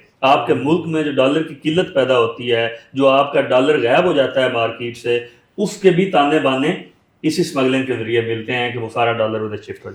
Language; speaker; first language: Urdu; native; Urdu